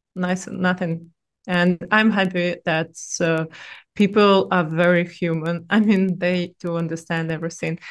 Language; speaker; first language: English; non-native, fluent; Russian